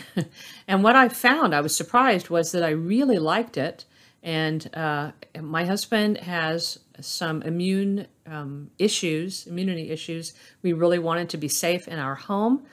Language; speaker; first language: English; native; English